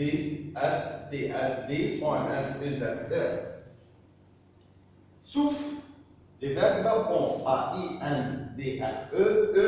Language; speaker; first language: French; non-native, fluent; Arabic